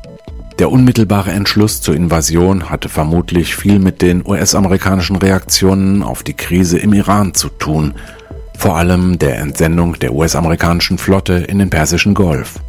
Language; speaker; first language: German; native; German